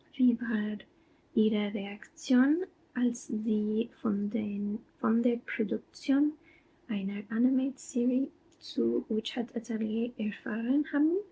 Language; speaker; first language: German; non-native, learner; English